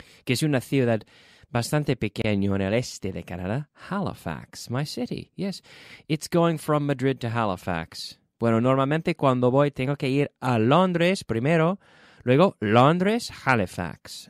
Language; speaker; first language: Spanish; non-native, fluent; English